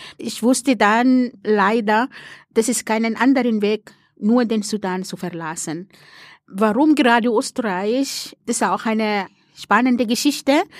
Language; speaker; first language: German; non-native, fluent; Arabic